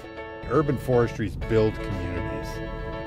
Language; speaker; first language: English; native; English